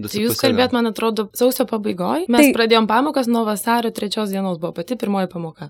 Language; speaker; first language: Lithuanian; native; Lithuanian